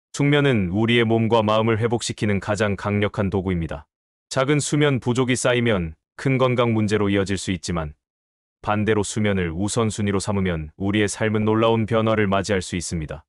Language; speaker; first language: Korean; native; Korean